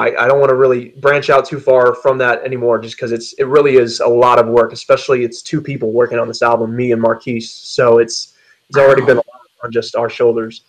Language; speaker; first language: English; native; English